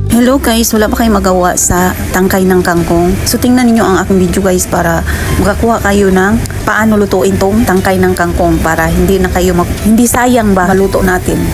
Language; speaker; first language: Filipino; non-native, local second language; Cebuano